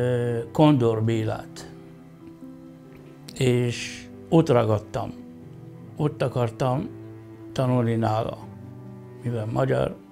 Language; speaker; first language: Hungarian; non-native, fluent; Arabic